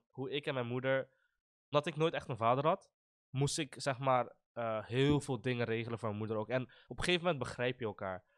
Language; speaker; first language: Dutch; early bilingual, other home language; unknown